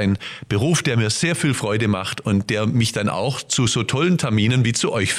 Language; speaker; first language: German; native; German